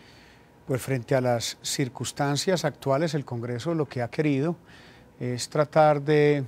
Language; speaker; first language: Spanish; native; Spanish